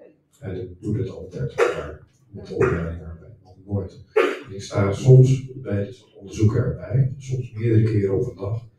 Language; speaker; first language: Dutch; native; Dutch